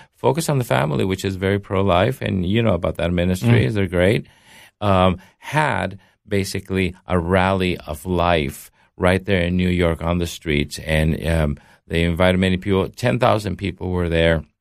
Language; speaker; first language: English; early bilingual, heritage; Spanish